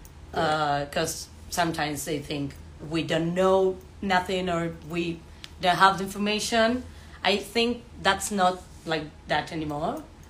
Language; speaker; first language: English; non-native, fluent; Spanish